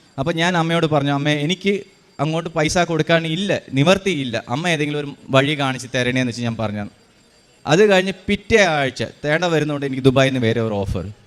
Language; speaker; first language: Malayalam; early bilingual, heritage; Malayalam